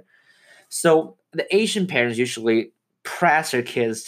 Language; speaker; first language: English; non-native, fluent; Chinese